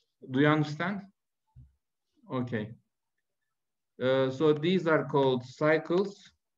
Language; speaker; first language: English; non-native, fluent; Turkish